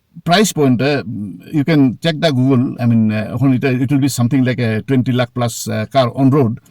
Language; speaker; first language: English; non-native, local second language; Bangla